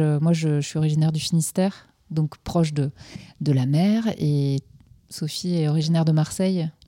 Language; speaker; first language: French; native; French